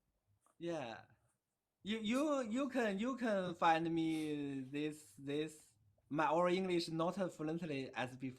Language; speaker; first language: English; non-native, learner; Chinese